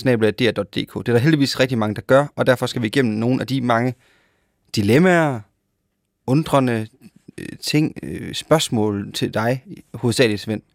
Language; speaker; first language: Danish; native; Danish